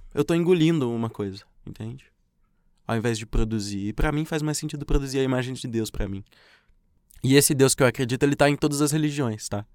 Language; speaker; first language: Portuguese; native; Portuguese